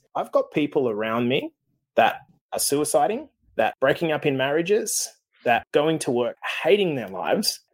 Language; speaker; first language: English; native; English